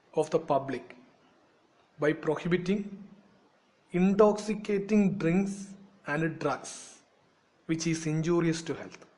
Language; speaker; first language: English; non-native, local second language; Malayalam